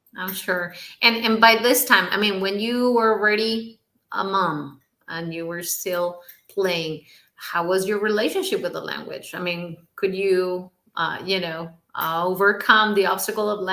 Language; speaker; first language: English; non-native, fluent; Spanish